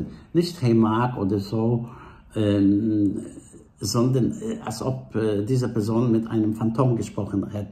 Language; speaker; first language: German; non-native, fluent; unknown